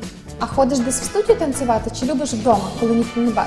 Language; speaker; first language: Ukrainian; native; Ukrainian